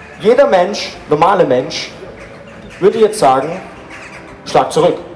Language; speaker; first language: German; native; German